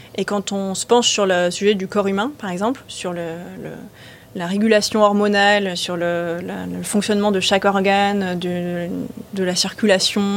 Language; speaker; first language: French; native; French